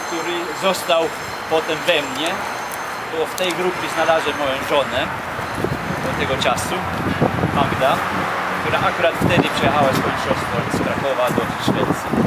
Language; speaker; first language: Polish; non-native, fluent; Swedish